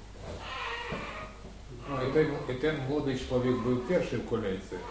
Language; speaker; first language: Polish; non-native, learner; Russian